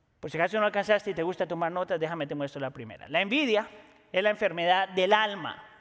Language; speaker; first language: Spanish; native; Spanish